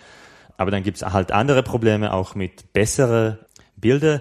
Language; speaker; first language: German; non-native, fluent; Slovak